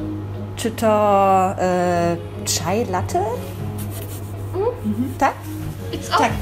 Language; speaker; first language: Polish; non-native, learner; German